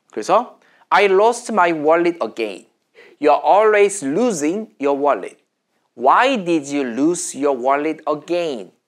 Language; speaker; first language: English; non-native, fluent; Korean